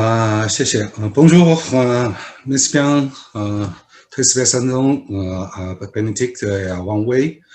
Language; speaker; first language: French; non-native, fluent; Chinese